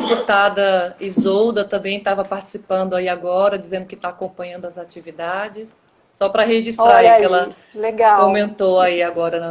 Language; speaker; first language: Portuguese; native; Portuguese